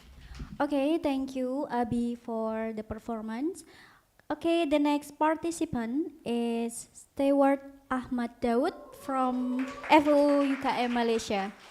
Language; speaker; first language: English; non-native, learner; Indonesian